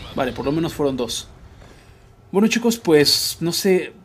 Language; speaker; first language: Spanish; native; Spanish